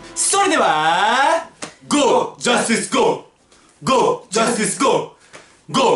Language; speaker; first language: Japanese; native; Japanese